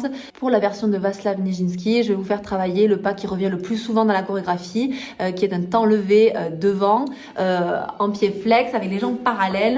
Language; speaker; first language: French; native; French